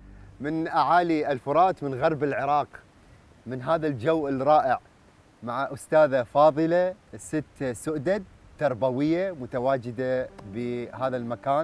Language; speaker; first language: Arabic; native; Arabic